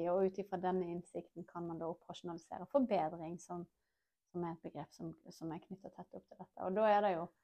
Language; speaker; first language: Norwegian; native; Norwegian